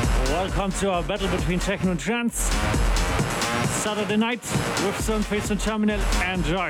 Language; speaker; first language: English; non-native, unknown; German